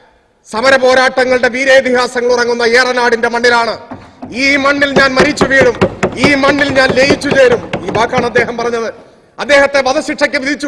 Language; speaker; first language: Malayalam; native; Malayalam